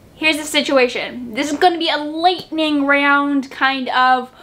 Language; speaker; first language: English; native; English